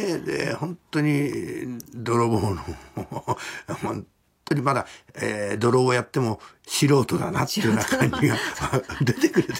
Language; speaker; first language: Japanese; native; Japanese